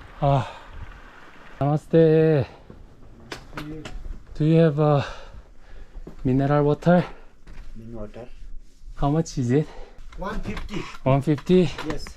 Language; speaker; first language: English; non-native, learner; Korean